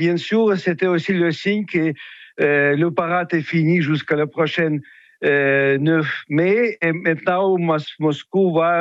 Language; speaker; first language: French; non-native, fluent; Ukrainian